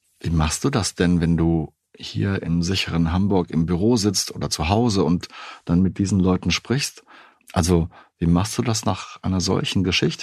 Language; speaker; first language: German; native; German